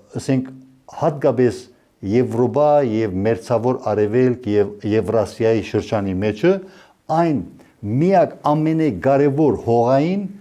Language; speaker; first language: Armenian; early bilingual, heritage; Armenian